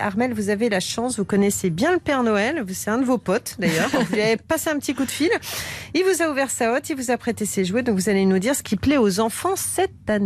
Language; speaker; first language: French; native; French